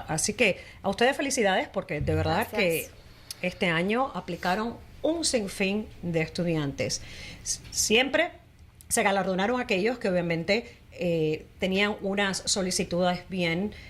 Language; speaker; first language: Spanish; native; Spanish